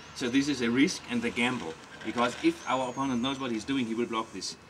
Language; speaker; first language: English; non-native, fluent; German